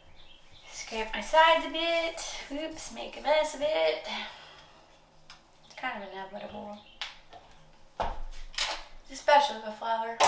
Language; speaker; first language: English; native; English